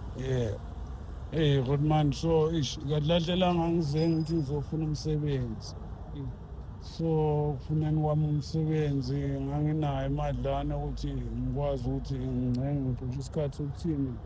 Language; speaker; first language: Zulu; native; Zulu